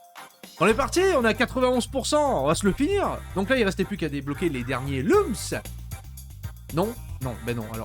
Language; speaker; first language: French; native; French